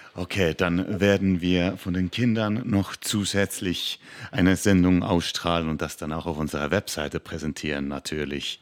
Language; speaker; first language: German; native; German